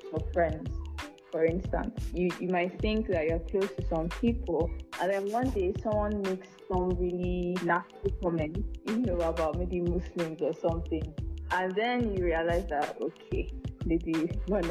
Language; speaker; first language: English; non-native, local second language; Yoruba